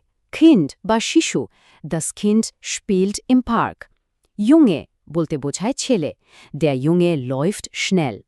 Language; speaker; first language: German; non-native, fluent; Bangla